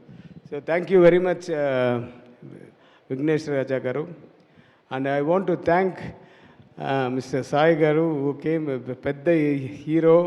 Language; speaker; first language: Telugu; non-native, learner; Tamil